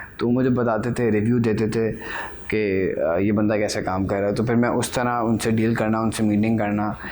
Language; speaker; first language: Urdu; native; Urdu